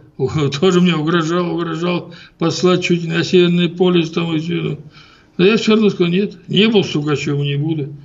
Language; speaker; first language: Russian; native; Russian